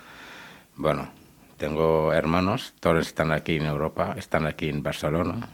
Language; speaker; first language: Spanish; non-native, learner; Wolof